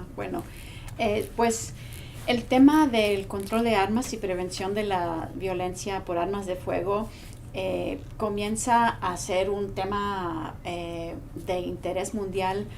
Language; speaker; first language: Spanish; non-native, fluent; English